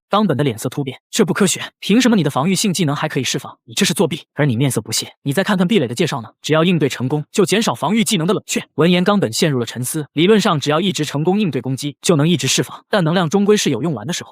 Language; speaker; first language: Chinese; native; Chinese